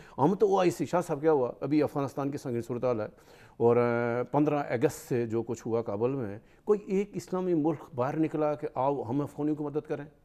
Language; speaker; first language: Urdu; non-native, local second language; Pahari-Potwari